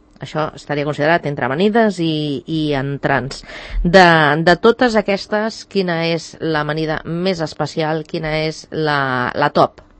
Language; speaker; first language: Catalan; native; Catalan